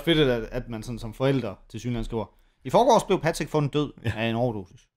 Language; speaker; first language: Danish; native; Danish